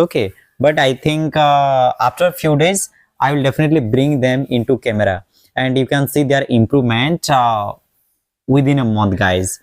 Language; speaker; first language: English; non-native, local second language; Odia